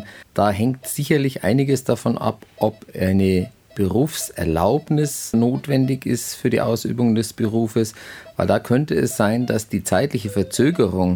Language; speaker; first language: German; native; German